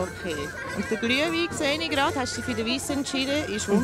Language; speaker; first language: German; native; German